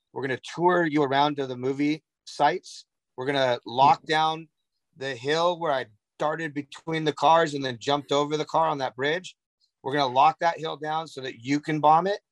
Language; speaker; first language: English; native; English